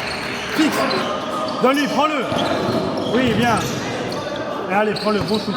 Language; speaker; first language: French; native; French